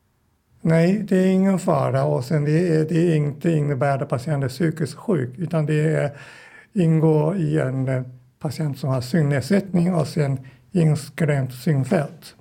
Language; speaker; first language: Swedish; non-native, fluent; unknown